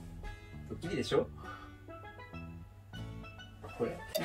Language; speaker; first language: Japanese; native; Japanese